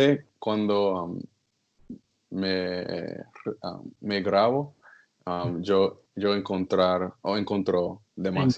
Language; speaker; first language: Spanish; non-native, learner; English